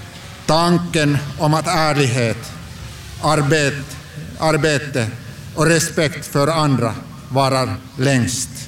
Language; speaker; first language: Swedish; non-native, local second language; Finnish